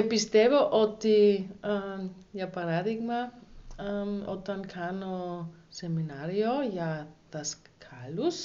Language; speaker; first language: Greek; non-native, learner; German